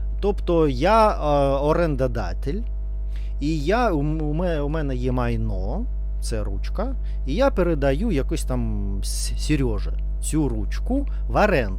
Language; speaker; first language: Ukrainian; non-native, learner; Russian